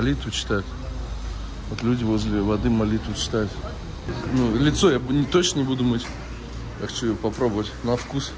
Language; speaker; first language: Russian; native; Russian